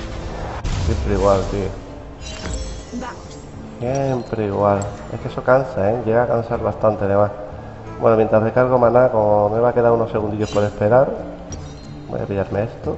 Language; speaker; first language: Spanish; native; Spanish